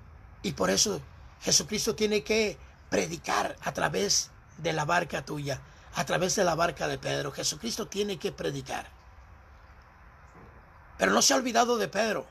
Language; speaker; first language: Spanish; native; Spanish